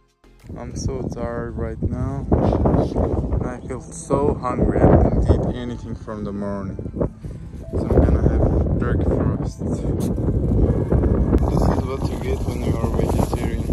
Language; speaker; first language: English; non-native, local second language; Bangla